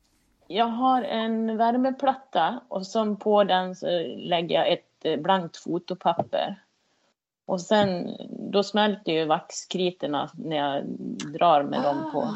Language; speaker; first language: Swedish; native; Swedish